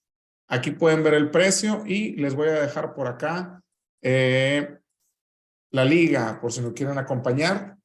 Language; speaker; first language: Spanish; native; Spanish